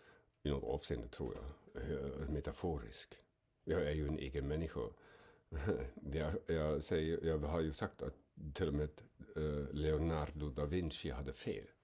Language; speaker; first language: Swedish; non-native, fluent; German